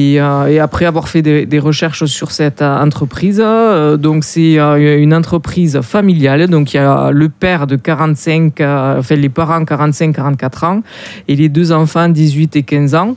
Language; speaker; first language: French; native; French